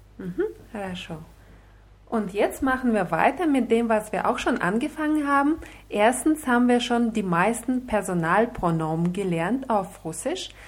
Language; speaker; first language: German; non-native, fluent; Russian